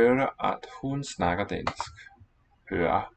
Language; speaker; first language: Danish; non-native, learner; English